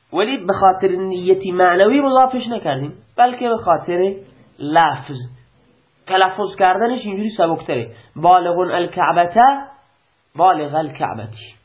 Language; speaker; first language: Persian; non-native, local second language; Baluchi